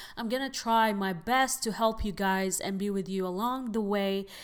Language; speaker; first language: English; non-native, fluent; Arabic